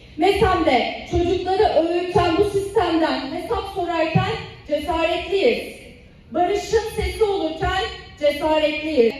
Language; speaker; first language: Turkish; native; Turkish